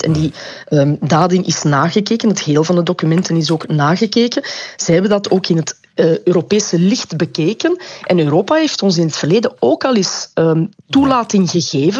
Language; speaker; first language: Dutch; native; Dutch